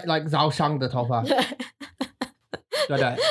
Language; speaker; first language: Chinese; non-native, learner; English